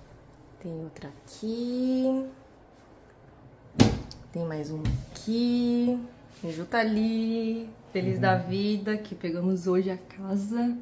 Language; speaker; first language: Portuguese; native; Portuguese